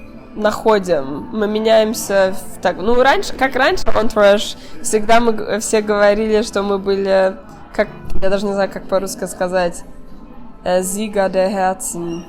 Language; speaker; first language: Russian; early bilingual, heritage; Russian